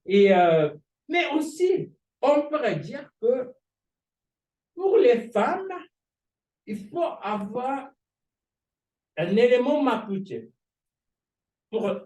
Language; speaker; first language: French; non-native, fluent; Japanese